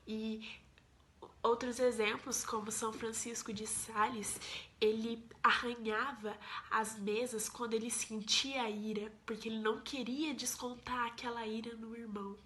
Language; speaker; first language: Portuguese; native; Portuguese